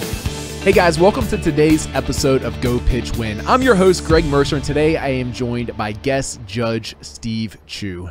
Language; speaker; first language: English; native; English